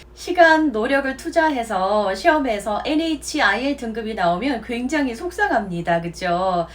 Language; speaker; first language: Korean; native; Korean